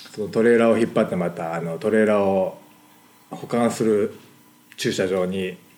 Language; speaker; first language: Japanese; native; Japanese